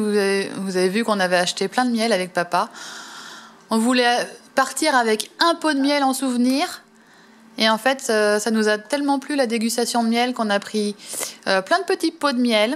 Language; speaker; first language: French; native; French